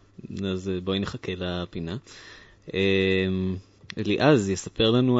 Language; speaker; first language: Hebrew; native; Hebrew